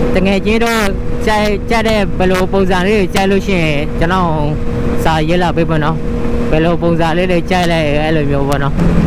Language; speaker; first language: Burmese; non-native, learner; Thai